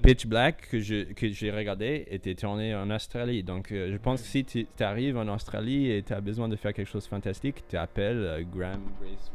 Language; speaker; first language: French; non-native, fluent; English